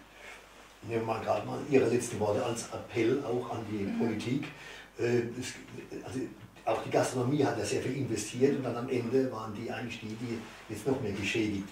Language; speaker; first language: German; native; German